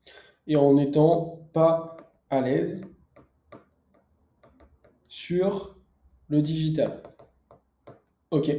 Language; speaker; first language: French; native; French